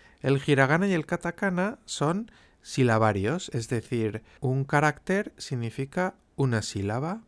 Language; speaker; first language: Spanish; native; Spanish